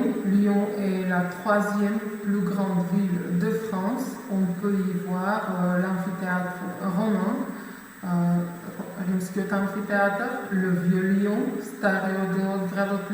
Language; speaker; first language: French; non-native, fluent; Macedonian